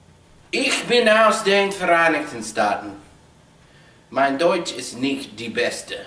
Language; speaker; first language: German; non-native, learner; English